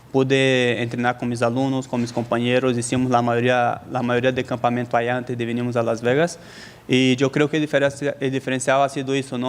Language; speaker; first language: Spanish; native; Spanish